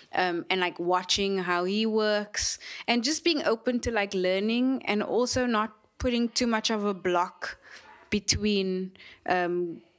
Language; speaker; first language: English; native; English